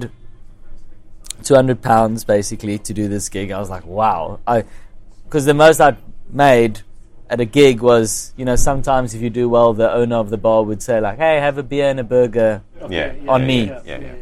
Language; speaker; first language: English; non-native, local second language; Afrikaans